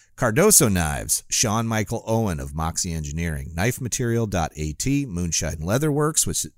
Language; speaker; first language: English; native; English